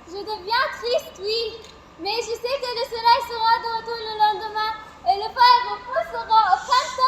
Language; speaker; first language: French; non-native, learner; Arabic